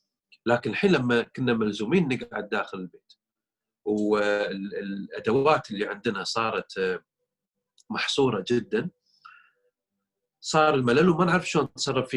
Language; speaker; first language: Arabic; native; Arabic